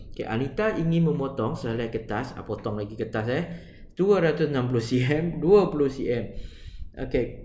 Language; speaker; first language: Malay; non-native, local second language; Chinese